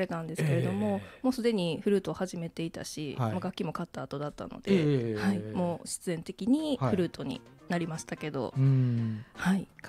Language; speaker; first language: Japanese; native; Japanese